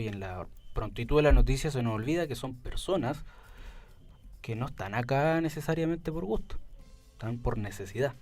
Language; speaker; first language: Spanish; native; Spanish